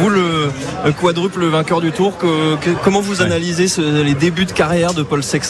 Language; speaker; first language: French; native; French